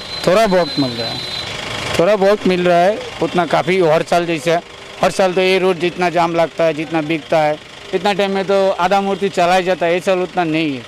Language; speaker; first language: Hindi; non-native, local second language; Bangla